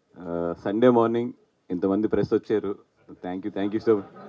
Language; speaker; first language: Telugu; native; Telugu